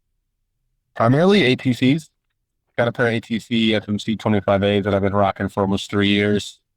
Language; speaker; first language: English; native; English